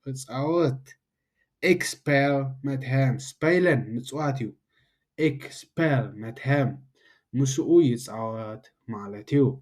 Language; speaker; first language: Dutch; non-native, learner; Tigrinya